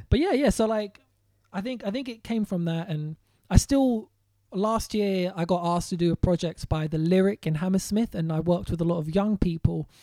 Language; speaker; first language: English; native; English